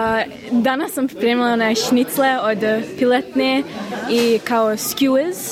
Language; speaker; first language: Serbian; early bilingual, heritage; Bosnian